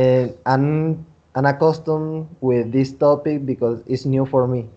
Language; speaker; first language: English; non-native, learner; Spanish